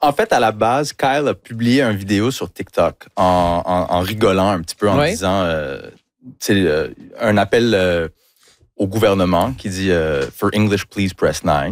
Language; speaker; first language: French; early bilingual, other home language; English